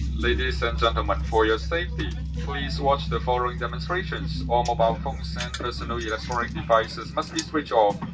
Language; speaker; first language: English; non-native, local second language; Cantonese